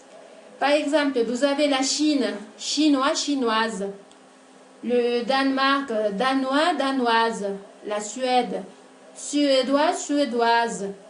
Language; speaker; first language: French; non-native, fluent; Spanish